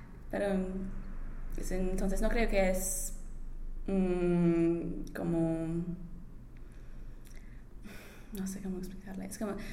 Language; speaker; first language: Spanish; non-native, learner; English